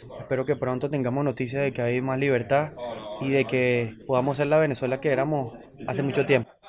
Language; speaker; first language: Spanish; native; Spanish